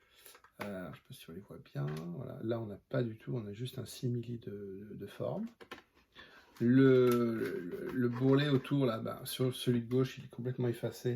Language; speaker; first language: French; native; French